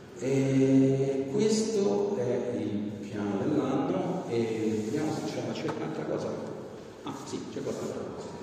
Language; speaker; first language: Italian; native; Italian